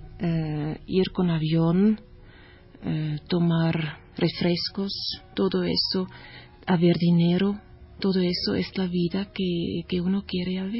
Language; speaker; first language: Spanish; non-native, learner; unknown